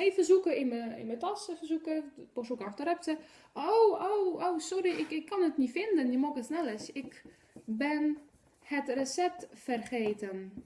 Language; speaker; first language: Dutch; non-native, fluent; Polish